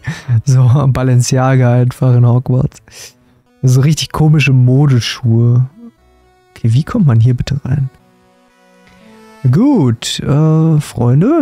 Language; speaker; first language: German; native; German